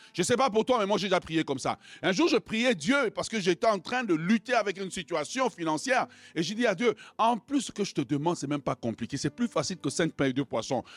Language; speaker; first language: French; non-native, local second language; Lingala